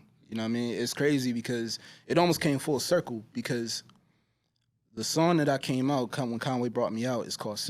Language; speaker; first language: English; native; English